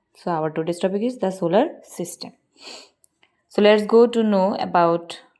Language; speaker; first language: English; non-native, local second language; Bangla